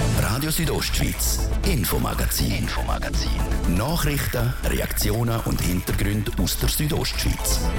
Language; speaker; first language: German; native; German